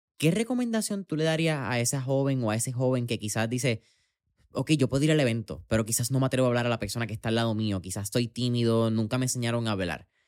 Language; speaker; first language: Spanish; native; Spanish